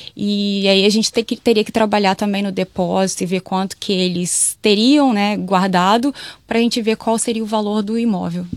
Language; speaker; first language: Portuguese; native; Portuguese